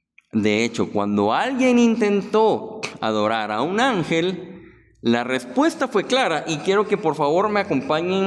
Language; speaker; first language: Spanish; native; Spanish